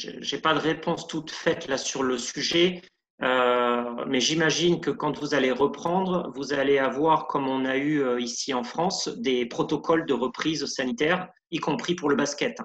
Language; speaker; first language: French; native; French